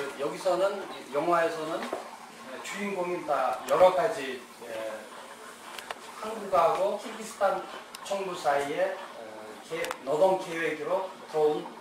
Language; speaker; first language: Korean; non-native, fluent; Kyrgyz